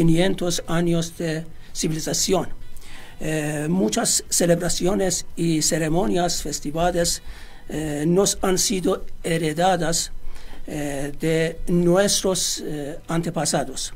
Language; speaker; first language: Spanish; non-native, fluent; Persian